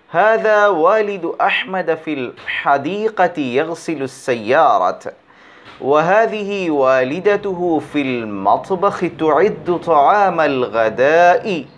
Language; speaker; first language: Arabic; non-native, fluent; Bangla